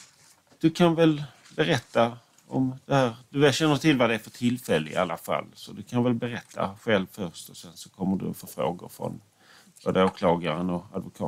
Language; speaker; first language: Swedish; native; Swedish